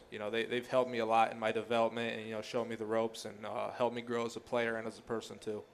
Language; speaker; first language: English; early bilingual, other home language; Greek